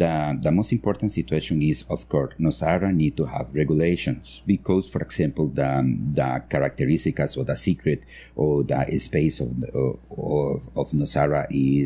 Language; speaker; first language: English; non-native, learner; Spanish